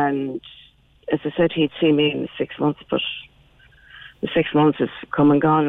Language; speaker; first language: English; non-native, local second language; Swahili